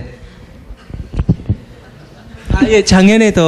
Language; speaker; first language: Korean; non-native, learner; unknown